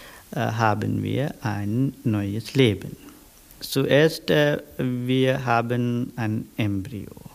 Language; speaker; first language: German; non-native, learner; Sinhala